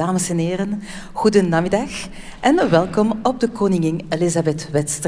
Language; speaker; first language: Dutch; non-native, local second language; French